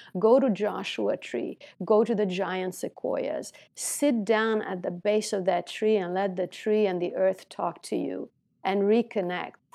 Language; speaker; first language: English; non-native, fluent; Romanian